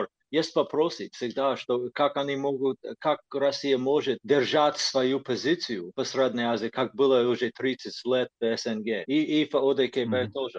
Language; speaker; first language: Russian; non-native, fluent; English